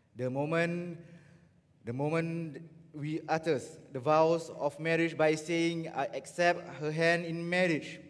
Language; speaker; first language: English; non-native, local second language; Malay